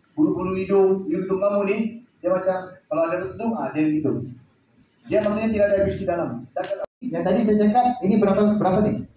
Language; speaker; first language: Malay; native; Malay